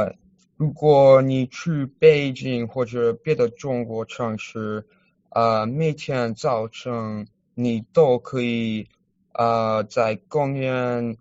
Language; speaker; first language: Chinese; non-native, learner; English